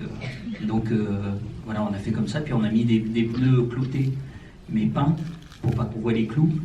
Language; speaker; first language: French; native; French